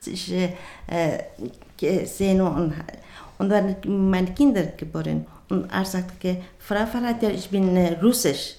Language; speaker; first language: German; non-native, learner; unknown